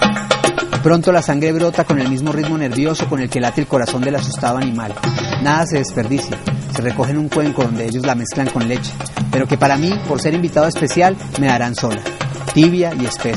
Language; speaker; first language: Spanish; native; Spanish